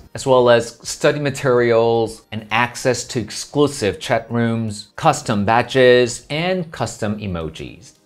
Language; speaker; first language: English; non-native, fluent; Korean